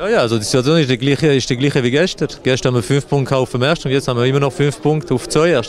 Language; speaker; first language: German; non-native, local second language; French